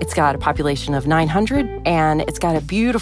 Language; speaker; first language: English; native; English